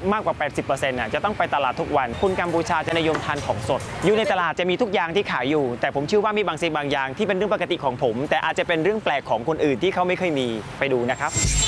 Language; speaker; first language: Thai; non-native, fluent; Khmer